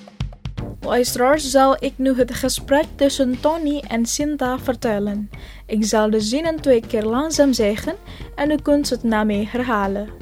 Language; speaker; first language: Dutch; non-native, fluent; Indonesian